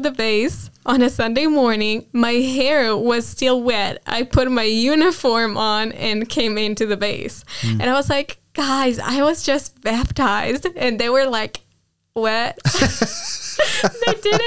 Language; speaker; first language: English; non-native, fluent; Hebrew